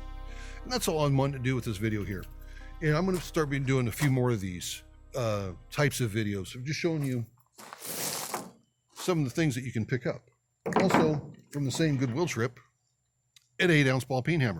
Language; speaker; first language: English; native; English